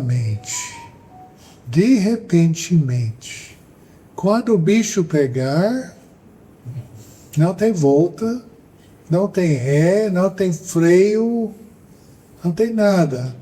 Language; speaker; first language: Portuguese; non-native, fluent; English